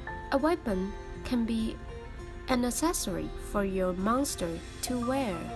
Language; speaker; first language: English; non-native, fluent; Chinese